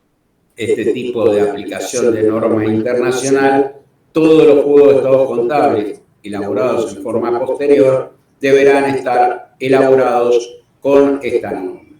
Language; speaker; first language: Spanish; native; Spanish